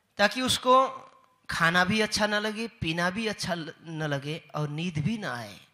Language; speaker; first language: Hindi; native; Hindi